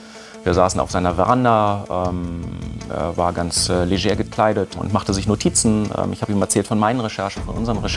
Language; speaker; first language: German; native; German